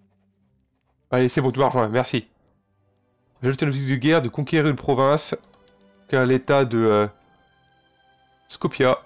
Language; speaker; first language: French; native; French